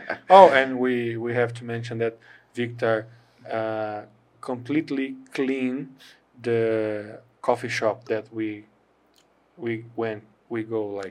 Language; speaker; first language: English; non-native, fluent; Portuguese